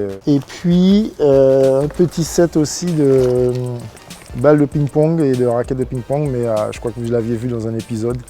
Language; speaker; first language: French; native; French